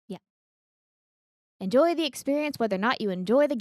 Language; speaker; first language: English; native; English